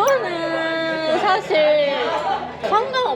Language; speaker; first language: Korean; non-native, fluent; Japanese